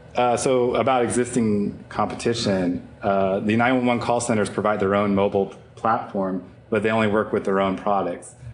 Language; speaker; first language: English; native; English